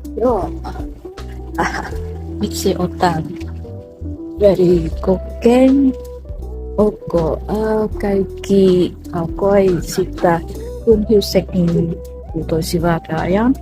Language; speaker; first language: Finnish; non-native, learner; Vietnamese